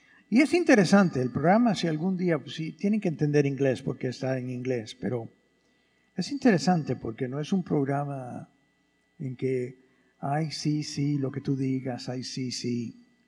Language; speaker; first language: Spanish; early bilingual, other home language; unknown